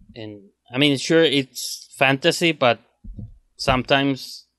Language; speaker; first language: English; non-native, fluent; Spanish